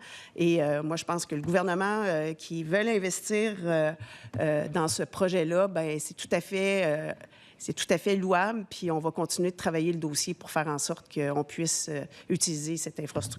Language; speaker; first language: French; native; French